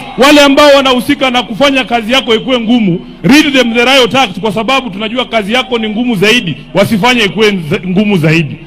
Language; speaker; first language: Swahili; non-native, local second language; Luyia